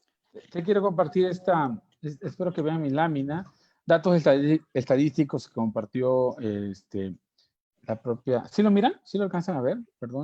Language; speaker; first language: Spanish; native; Spanish